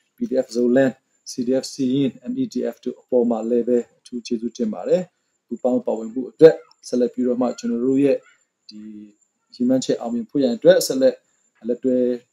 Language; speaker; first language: Burmese; non-native, local second language; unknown